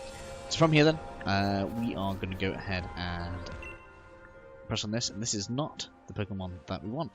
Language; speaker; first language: English; native; English